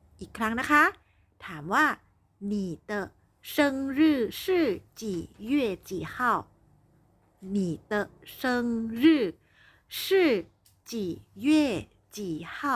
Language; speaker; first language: Chinese; non-native, fluent; Thai